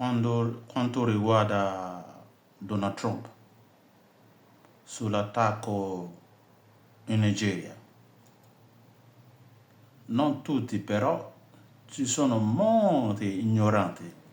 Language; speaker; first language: Italian; non-native, fluent; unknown